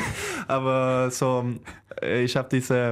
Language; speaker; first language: German; non-native, learner; Swedish